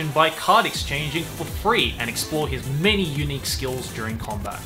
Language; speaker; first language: English; native; English